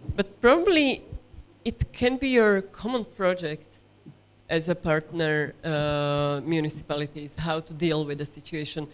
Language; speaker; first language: English; non-native, fluent; Slovak